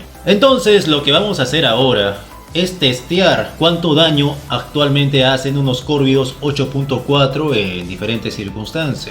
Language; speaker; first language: Spanish; native; Spanish